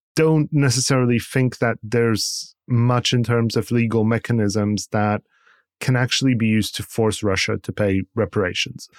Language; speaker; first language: English; non-native, fluent; Polish